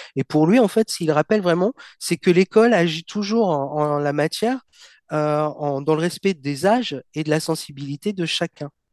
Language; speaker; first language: French; native; French